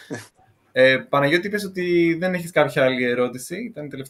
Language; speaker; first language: Greek; native; Greek